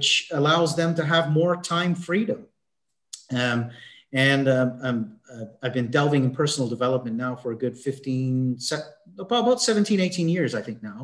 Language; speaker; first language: English; native; English